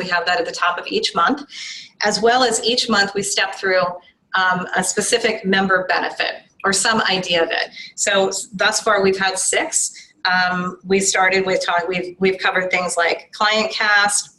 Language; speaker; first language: English; native; English